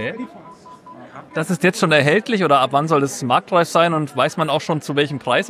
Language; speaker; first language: German; native; German